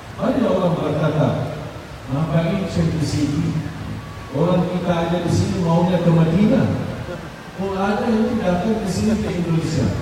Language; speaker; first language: Indonesian; non-native, fluent; Arabic